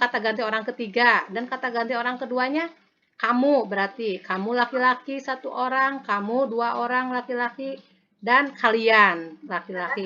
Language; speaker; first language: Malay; non-native, local second language; Sundanese